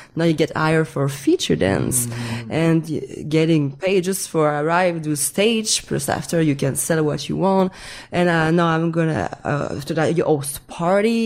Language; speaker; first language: English; non-native, fluent; French